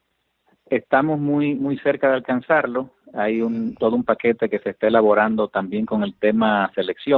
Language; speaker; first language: Spanish; native; Spanish